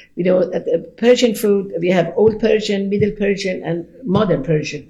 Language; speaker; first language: English; non-native, fluent; Persian